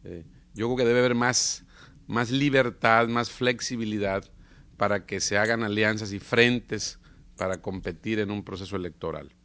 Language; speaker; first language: Spanish; native; Spanish